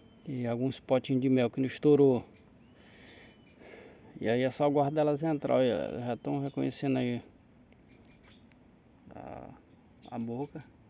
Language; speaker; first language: Portuguese; native; Portuguese